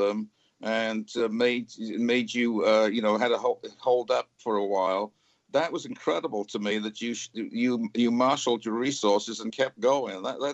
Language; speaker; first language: English; native; English